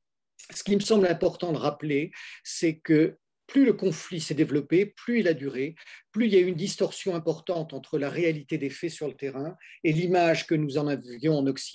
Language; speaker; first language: French; native; French